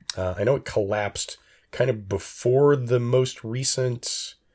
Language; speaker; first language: English; native; English